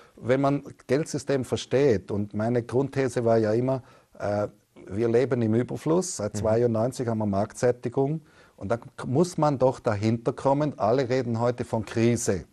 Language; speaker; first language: German; native; German